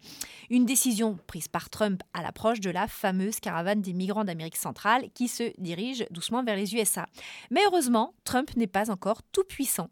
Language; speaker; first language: French; native; French